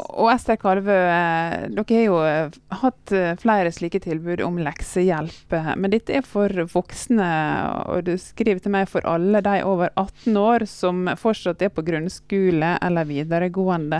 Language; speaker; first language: Norwegian; native; Norwegian